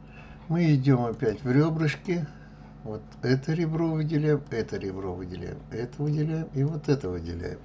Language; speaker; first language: Russian; native; Russian